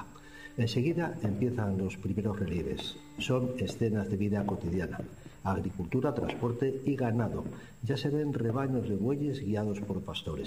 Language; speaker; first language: Spanish; native; Spanish